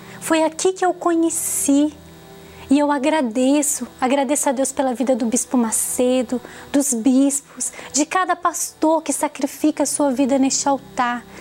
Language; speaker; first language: Portuguese; native; Portuguese